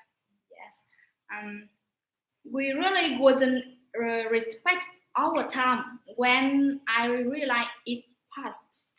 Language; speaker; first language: English; non-native, learner; Vietnamese